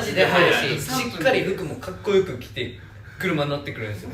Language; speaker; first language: Japanese; native; Japanese